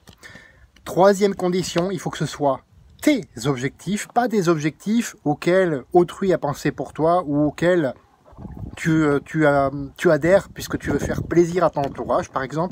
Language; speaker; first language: French; native; French